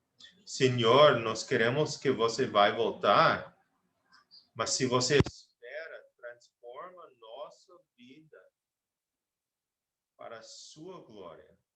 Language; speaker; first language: Portuguese; non-native, learner; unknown